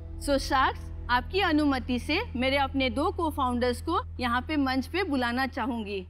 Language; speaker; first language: Hindi; non-native, local second language; Nepali